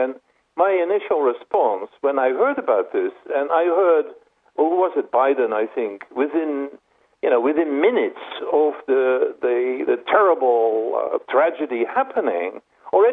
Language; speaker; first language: English; non-native, fluent; Dutch